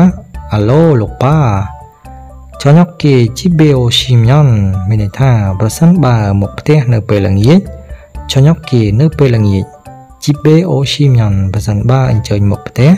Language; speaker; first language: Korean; non-native, fluent; Khmer